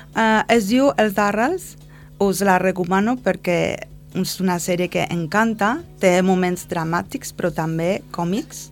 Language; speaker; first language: Catalan; non-native, learner; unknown